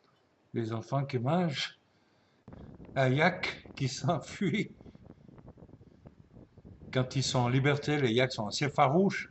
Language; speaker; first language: French; native; French